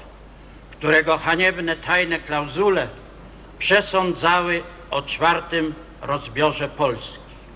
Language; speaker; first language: Polish; native; Polish